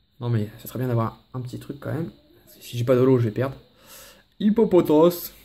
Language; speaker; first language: French; native; French